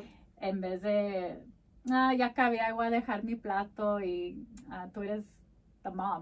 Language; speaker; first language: Spanish; early bilingual, heritage; Spanish